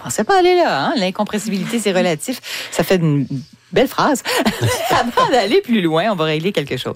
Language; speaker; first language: French; native; French